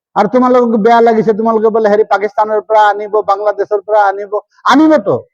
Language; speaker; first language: Assamese; native; Assamese